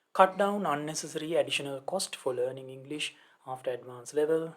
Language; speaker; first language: English; non-native, local second language; Sinhala